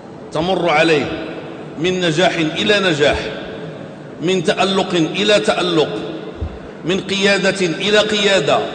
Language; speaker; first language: Arabic; native; Arabic